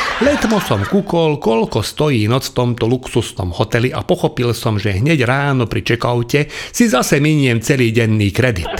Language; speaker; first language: Slovak; non-native, local second language; Hungarian